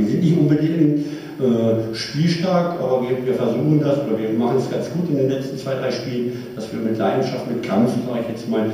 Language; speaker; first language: German; native; German